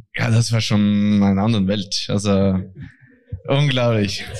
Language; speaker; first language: German; non-native, fluent; Norwegian